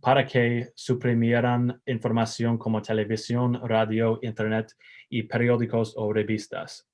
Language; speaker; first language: Spanish; non-native, learner; English